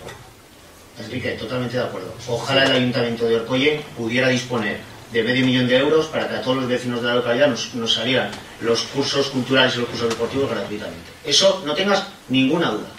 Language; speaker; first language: Spanish; native; Spanish